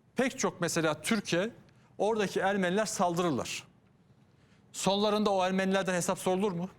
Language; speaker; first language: Turkish; native; Turkish